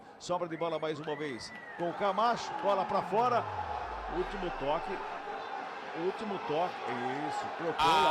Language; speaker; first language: Portuguese; native; Portuguese